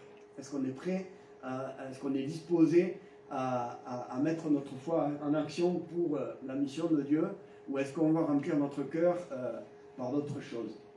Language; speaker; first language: French; native; French